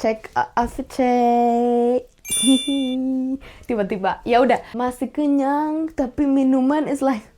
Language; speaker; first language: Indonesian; non-native, fluent; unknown